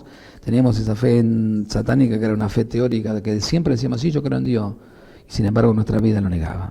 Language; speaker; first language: Spanish; native; Spanish